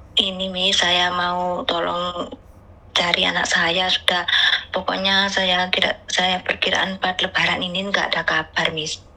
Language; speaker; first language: Indonesian; non-native, local second language; Javanese